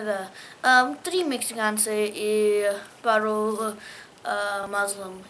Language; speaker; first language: Russian; early bilingual, heritage; English